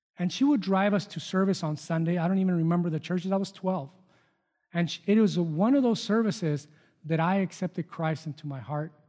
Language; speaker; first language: English; non-native, fluent; Spanish